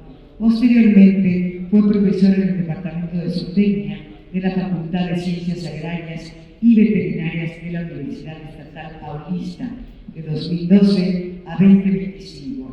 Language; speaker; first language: Spanish; native; Spanish